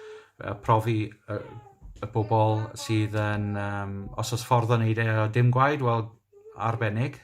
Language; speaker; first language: Welsh; native; Welsh